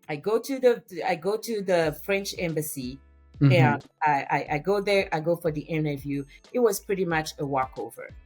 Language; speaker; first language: English; non-native, fluent; French